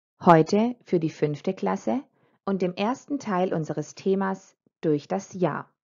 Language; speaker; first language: German; non-native, fluent; Croatian